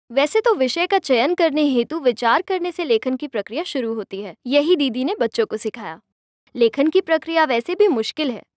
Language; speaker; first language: Hindi; non-native, local second language; Marathi